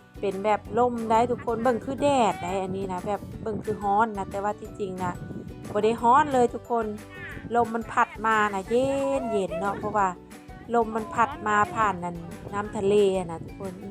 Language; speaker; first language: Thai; non-native, local second language; Lao